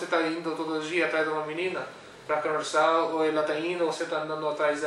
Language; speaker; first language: Portuguese; non-native, learner; Urdu